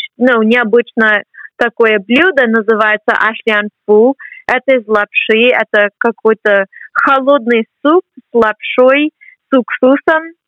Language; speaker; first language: Russian; non-native, fluent; English